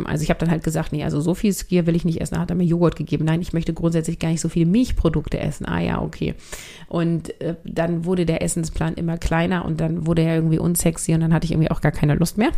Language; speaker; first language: German; native; German